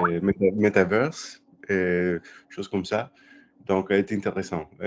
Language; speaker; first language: French; non-native, learner; English